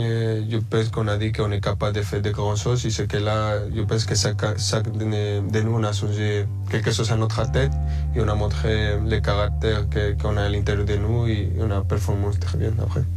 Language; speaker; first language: French; early bilingual, other home language; Spanish